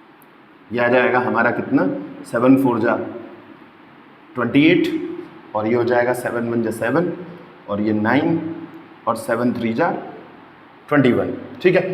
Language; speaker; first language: Hindi; native; Hindi